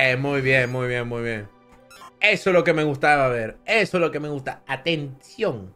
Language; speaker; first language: Spanish; native; Spanish